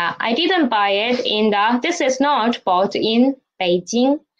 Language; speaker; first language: English; non-native, fluent; Chinese